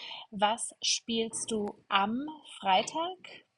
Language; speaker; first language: German; non-native, fluent; English